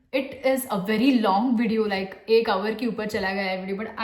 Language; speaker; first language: Hindi; non-native, local second language; Marathi